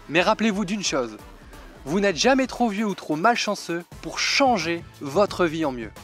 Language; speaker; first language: French; native; French